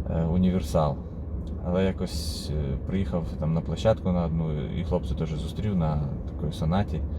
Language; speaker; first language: Ukrainian; non-native, local second language; Russian